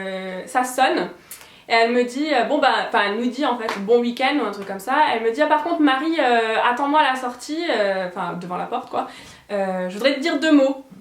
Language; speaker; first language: French; native; French